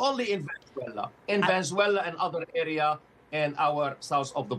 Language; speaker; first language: English; non-native, fluent; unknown